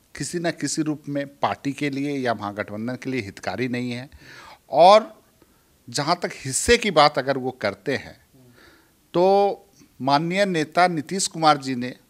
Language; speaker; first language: Hindi; native; Hindi